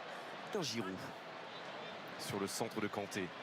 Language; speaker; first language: French; native; French